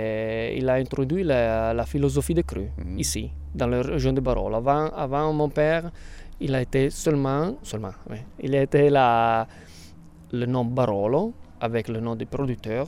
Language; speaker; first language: French; non-native, fluent; Italian